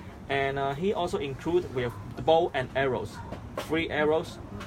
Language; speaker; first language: English; non-native, local second language; Cantonese